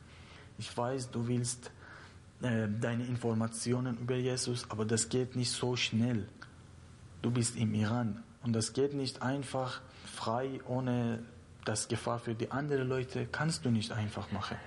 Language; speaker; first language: German; non-native, learner; Persian